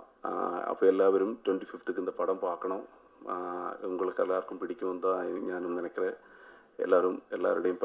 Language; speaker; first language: Tamil; non-native, learner; Malayalam